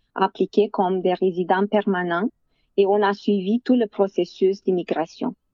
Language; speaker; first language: French; non-native, fluent; Romanian